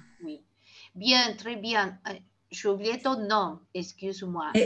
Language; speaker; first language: French; non-native, fluent; Spanish